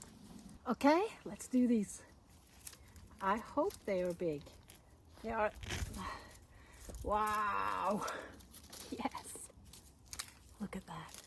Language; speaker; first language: English; non-native, fluent; Norwegian